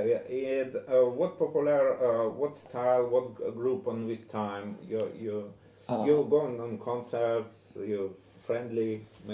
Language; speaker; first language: English; non-native, learner; Russian